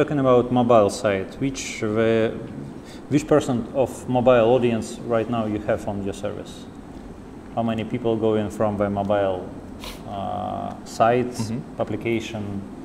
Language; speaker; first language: English; non-native, fluent; Russian